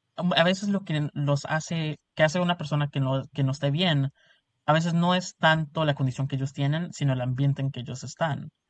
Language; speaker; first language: Spanish; early bilingual, heritage; Spanish